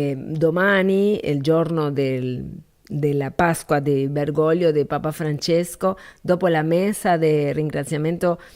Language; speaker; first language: Italian; non-native, learner; Spanish